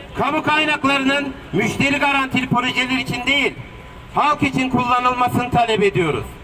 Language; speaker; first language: Turkish; native; Turkish